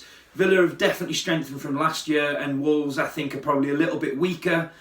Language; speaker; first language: English; native; English